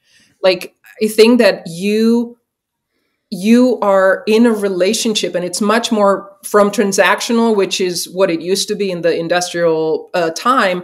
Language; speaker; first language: English; non-native, fluent; Czech